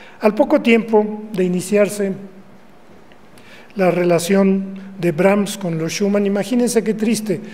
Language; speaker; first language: Spanish; native; Spanish